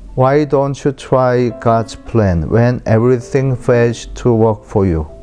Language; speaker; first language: English; non-native, fluent; Korean